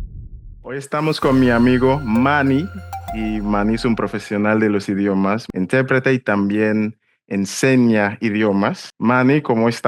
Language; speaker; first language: Spanish; non-native, fluent; English